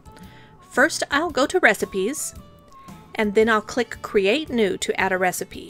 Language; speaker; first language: English; native; English